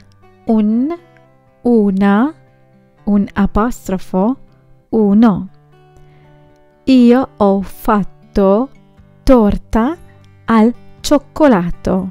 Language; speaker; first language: Italian; non-native, fluent; Sinhala